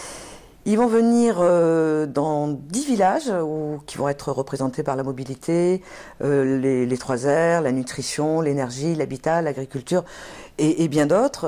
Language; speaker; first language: French; native; French